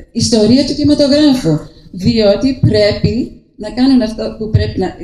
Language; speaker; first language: Greek; early bilingual, heritage; Greek